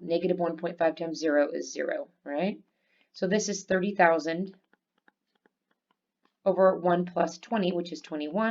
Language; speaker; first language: English; native; English